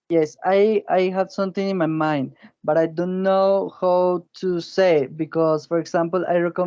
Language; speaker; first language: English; non-native, learner; Spanish